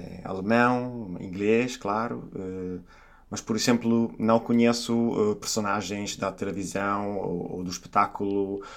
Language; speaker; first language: Portuguese; non-native, fluent; Italian